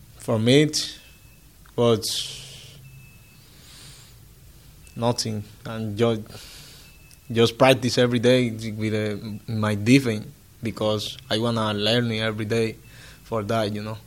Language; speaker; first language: English; non-native, learner; Spanish